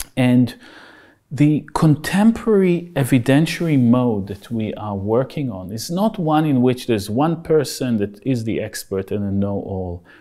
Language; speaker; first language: English; non-native, fluent; Hebrew